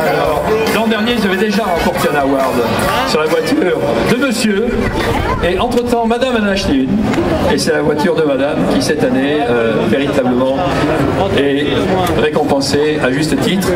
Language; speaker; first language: French; native; French